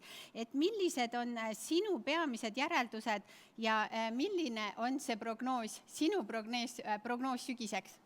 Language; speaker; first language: Estonian; native; Estonian